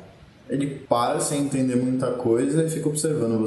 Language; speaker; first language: Portuguese; native; Portuguese